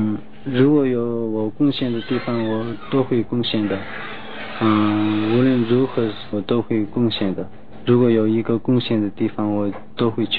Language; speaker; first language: Chinese; non-native, local second language; Tibetan